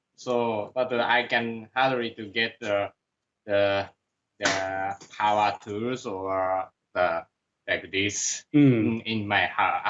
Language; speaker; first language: English; non-native, learner; Japanese